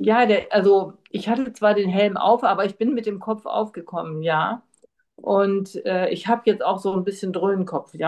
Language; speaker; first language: German; native; German